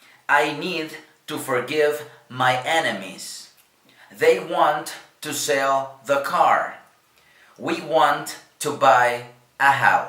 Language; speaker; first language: English; non-native, fluent; Spanish